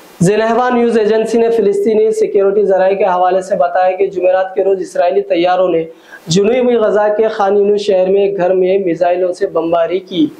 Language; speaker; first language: Urdu; native; Urdu